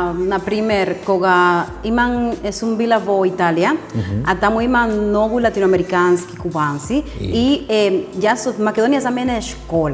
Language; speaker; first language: Macedonian; non-native, fluent; Spanish